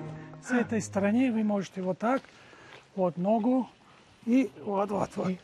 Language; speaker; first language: Russian; non-native, local second language; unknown